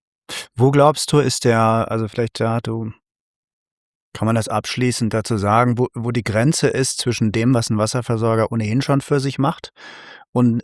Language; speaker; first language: German; native; German